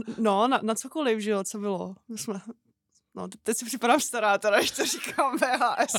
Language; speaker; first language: Czech; native; Czech